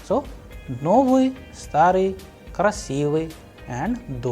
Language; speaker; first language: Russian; non-native, fluent; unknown